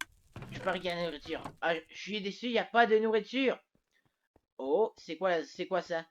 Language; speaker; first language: French; native; French